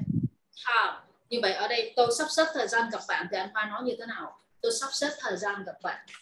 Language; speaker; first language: Vietnamese; native; Vietnamese